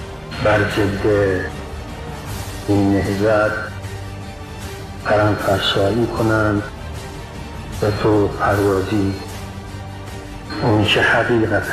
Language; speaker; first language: Persian; native; Persian